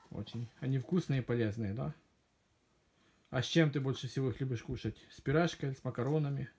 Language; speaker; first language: Russian; native; Russian